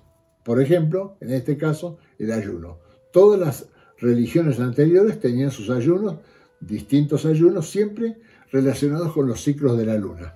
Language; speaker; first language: Spanish; native; Spanish